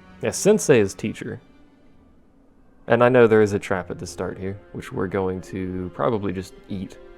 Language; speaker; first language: English; native; English